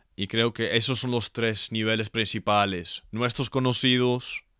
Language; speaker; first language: Spanish; non-native, fluent; Dutch